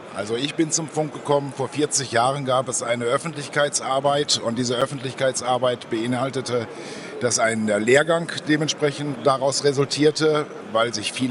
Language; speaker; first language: German; native; German